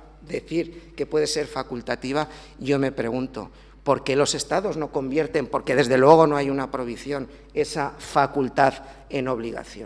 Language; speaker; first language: Spanish; native; Spanish